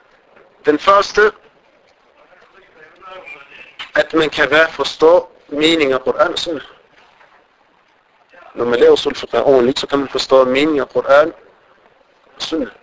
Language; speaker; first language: Danish; non-native, fluent; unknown